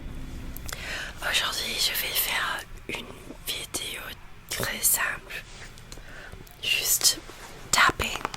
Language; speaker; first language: French; non-native, learner; English